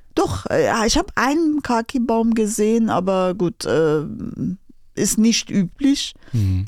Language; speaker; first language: German; non-native, fluent; Persian